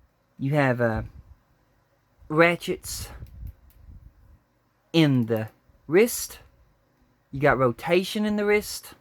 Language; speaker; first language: English; native; English